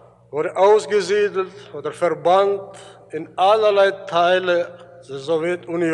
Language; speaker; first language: German; early bilingual, heritage; German